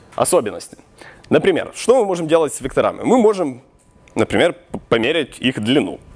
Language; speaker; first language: Russian; non-native, local second language; Ukrainian